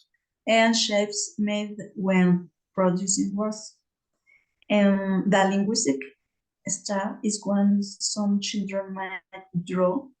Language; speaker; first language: English; non-native, fluent; Spanish